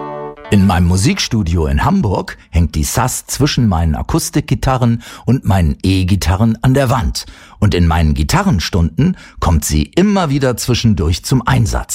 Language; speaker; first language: German; native; German